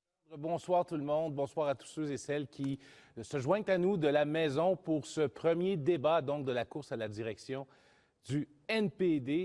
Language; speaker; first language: French; native; French